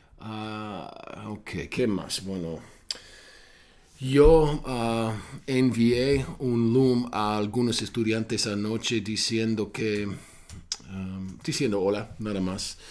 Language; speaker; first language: Spanish; non-native, fluent; English